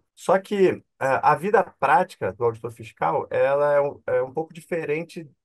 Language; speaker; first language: Portuguese; native; Portuguese